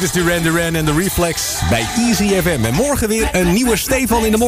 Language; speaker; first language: Dutch; native; Dutch